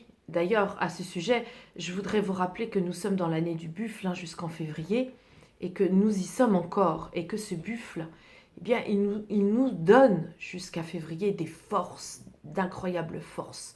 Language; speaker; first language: French; native; French